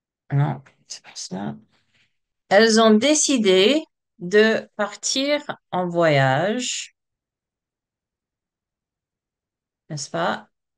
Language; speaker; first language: French; non-native, fluent; English